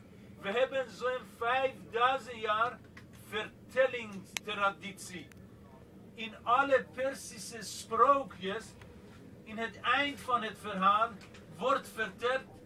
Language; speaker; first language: Dutch; non-native, fluent; Persian